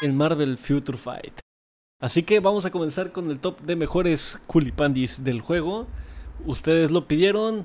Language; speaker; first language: Spanish; native; Spanish